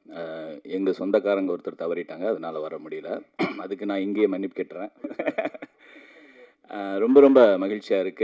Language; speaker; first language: Tamil; native; Tamil